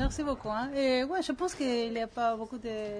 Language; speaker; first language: French; non-native, learner; Spanish